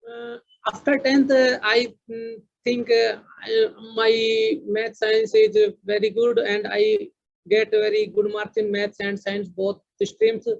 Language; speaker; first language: English; non-native, learner; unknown